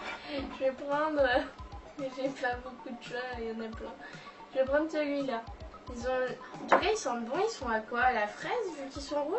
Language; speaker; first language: French; native; French